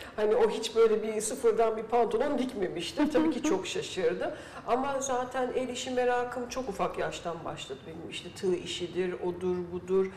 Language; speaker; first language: Turkish; early bilingual, heritage; Turkish